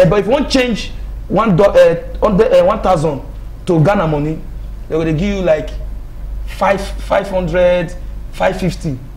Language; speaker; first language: Nigerian Pidgin; non-native, local second language; Yoruba